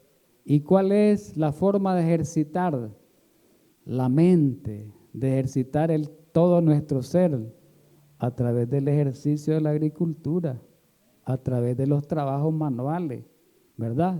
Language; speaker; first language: Spanish; native; Spanish